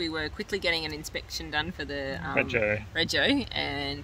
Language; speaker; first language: English; native; English